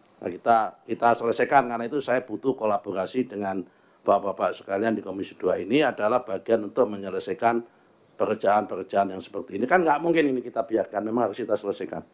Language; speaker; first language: Indonesian; native; Indonesian